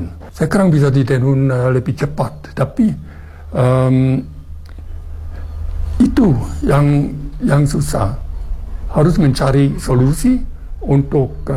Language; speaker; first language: Indonesian; non-native, fluent; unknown